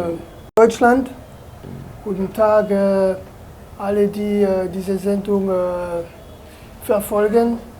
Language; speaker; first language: German; non-native, fluent; Lingala